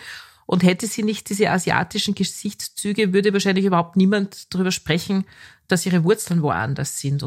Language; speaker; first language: German; native; German